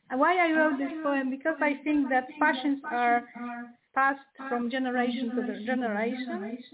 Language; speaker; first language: English; non-native, fluent; Polish